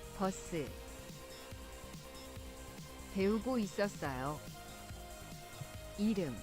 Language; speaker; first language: Korean; non-native, learner; English